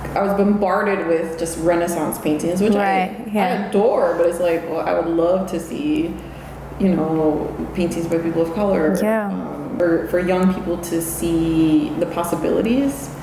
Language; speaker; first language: English; early bilingual, other home language; Spanish